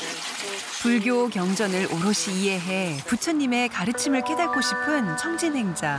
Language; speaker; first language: Korean; native; Korean